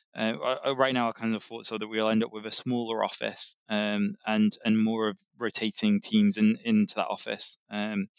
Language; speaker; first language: English; native; English